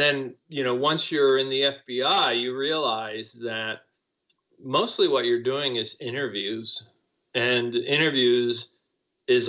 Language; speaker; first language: English; non-native, fluent; Spanish